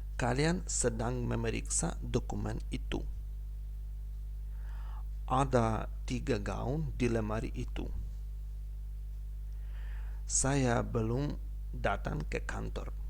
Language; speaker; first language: Indonesian; non-native, fluent; Ukrainian